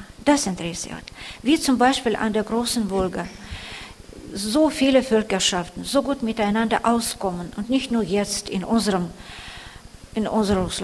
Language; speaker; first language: German; non-native, fluent; Russian